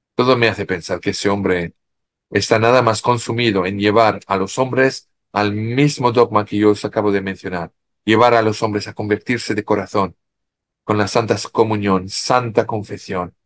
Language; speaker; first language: Spanish; non-native, fluent; French